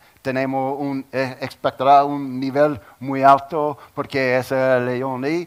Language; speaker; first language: Spanish; non-native, learner; English